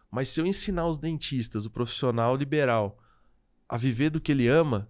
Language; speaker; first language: Portuguese; native; Portuguese